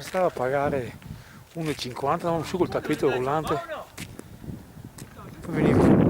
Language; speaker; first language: Italian; native; Italian